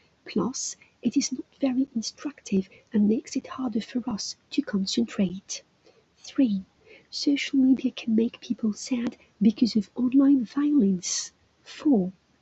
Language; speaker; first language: English; non-native, fluent; French